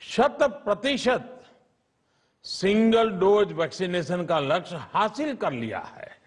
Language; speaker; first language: Hindi; non-native, local second language; Gujarati